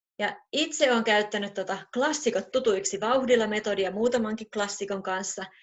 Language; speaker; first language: Finnish; native; Finnish